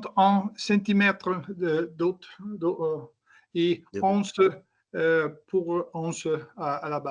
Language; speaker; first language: French; non-native, learner; Italian